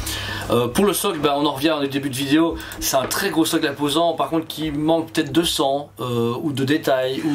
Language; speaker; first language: French; native; French